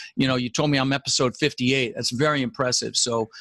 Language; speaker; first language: English; early bilingual, other home language; Dutch